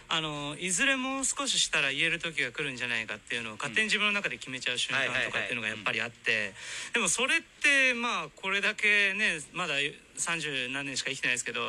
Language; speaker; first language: Japanese; native; Japanese